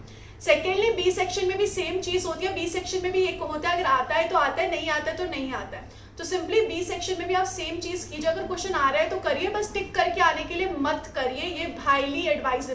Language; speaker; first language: Hindi; native; Hindi